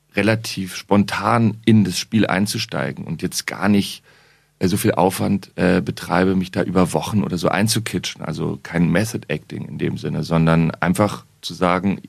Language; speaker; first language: German; native; German